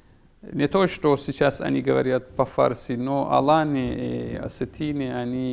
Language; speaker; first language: Russian; non-native, fluent; Persian